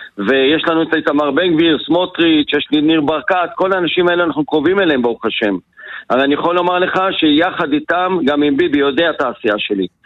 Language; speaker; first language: Hebrew; native; Hebrew